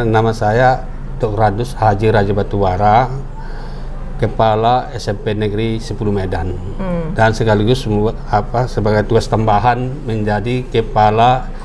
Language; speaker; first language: Indonesian; native; Indonesian